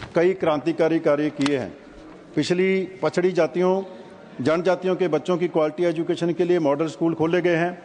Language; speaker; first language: Hindi; non-native, local second language; Punjabi